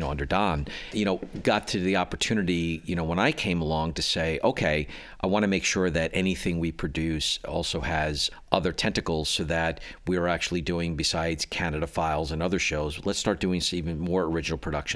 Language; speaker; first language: English; native; English